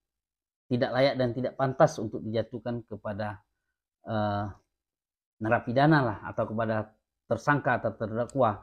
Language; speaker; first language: Indonesian; native; Indonesian